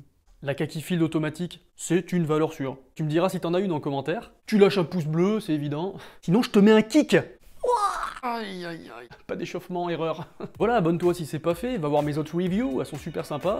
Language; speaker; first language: French; native; French